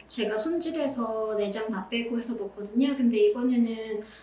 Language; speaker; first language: Korean; native; Korean